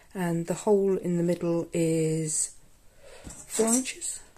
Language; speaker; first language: English; native; English